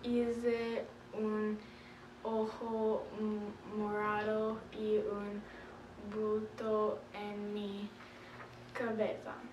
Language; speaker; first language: Spanish; non-native, learner; English